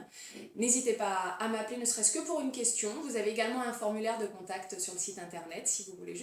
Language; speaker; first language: French; native; French